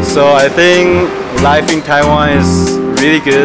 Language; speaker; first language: English; early bilingual, other home language; Chinese